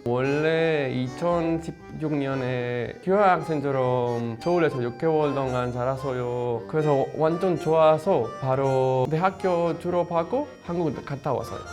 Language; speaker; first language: Korean; non-native, learner; Spanish